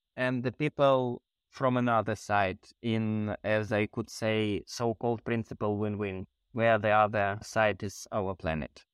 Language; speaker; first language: English; non-native, fluent; Ukrainian